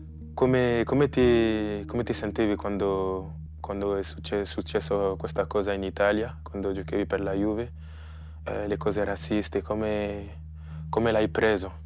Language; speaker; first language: Italian; non-native, fluent; French